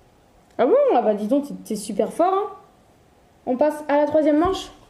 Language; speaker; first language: French; native; French